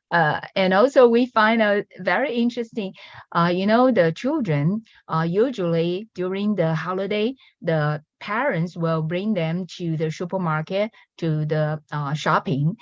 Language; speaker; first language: English; non-native, learner; Chinese